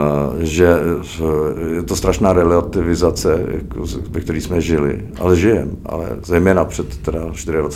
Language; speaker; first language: Czech; native; Czech